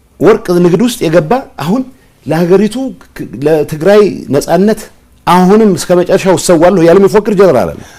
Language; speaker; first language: Amharic; non-native, local second language; Tigrinya